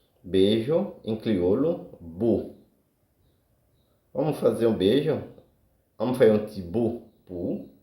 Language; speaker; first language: Portuguese; non-native, learner; Haitian Creole